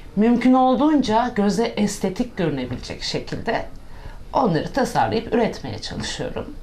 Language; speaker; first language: Turkish; native; Turkish